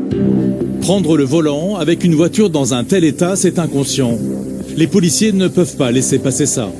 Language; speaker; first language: French; native; French